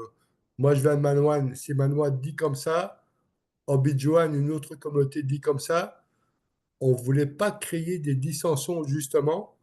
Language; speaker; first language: French; non-native, local second language; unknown